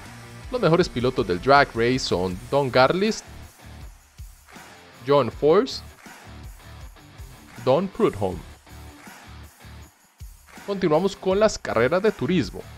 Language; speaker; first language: Spanish; native; Spanish